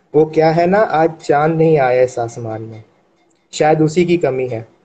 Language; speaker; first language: Hindi; native; Hindi